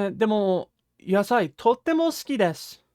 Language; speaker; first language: Japanese; non-native, fluent; English